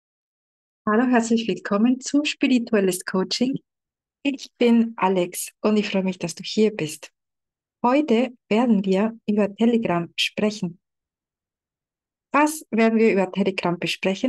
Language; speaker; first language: German; non-native, fluent; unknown